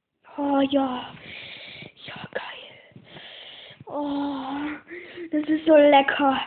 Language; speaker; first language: German; native; German